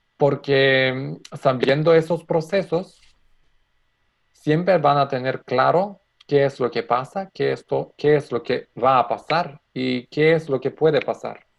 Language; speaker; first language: Spanish; non-native, learner; Macedonian